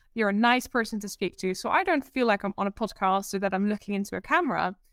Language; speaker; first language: English; non-native, fluent; Dutch